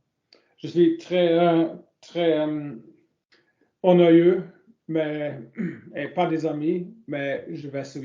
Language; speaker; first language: French; non-native, learner; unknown